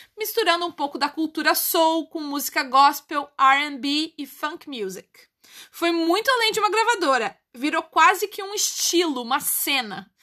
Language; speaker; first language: Portuguese; native; Portuguese